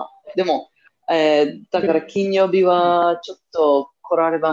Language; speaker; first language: Japanese; non-native, fluent; English